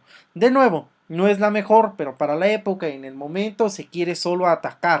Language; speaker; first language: Spanish; native; Spanish